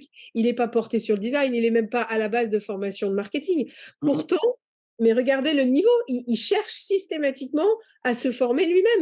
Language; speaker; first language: French; native; French